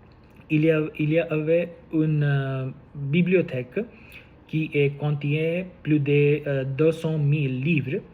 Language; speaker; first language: French; non-native, learner; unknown